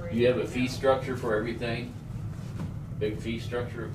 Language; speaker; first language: English; native; English